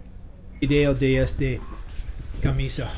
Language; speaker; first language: Spanish; non-native, learner; English